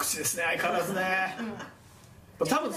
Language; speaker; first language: Japanese; native; Japanese